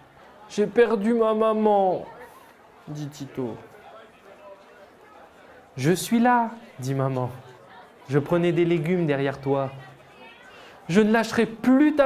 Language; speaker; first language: French; native; French